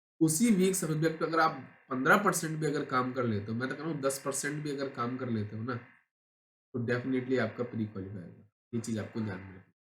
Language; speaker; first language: Hindi; native; Hindi